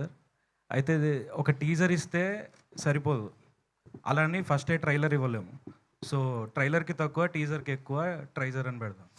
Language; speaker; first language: Telugu; native; Telugu